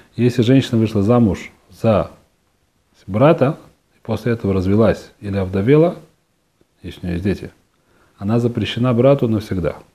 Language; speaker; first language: Russian; early bilingual, heritage; Russian